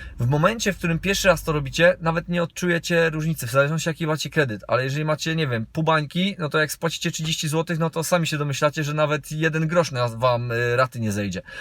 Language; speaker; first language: Polish; native; Polish